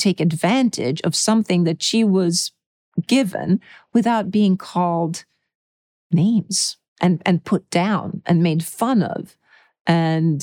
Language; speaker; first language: English; early bilingual, other home language; Czech